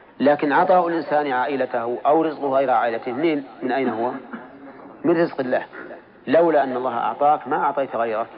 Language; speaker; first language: Arabic; native; Arabic